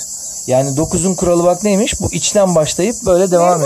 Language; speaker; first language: Turkish; native; Turkish